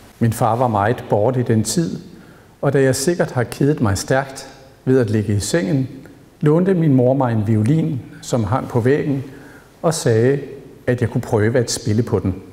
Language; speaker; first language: Danish; native; Danish